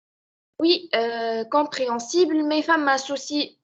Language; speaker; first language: French; non-native, learner; Arabic